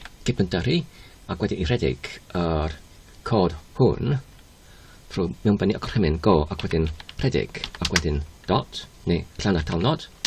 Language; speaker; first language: Welsh; non-native, learner; English